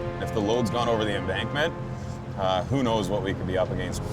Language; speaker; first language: English; native; English